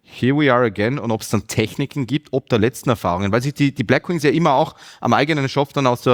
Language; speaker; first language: German; native; German